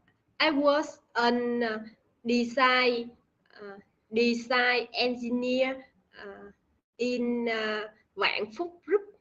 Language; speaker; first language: English; non-native, learner; Vietnamese